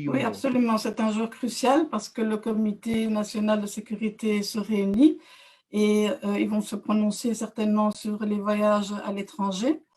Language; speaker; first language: French; native; French